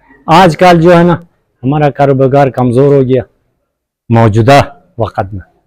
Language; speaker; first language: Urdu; non-native, local second language; Khowar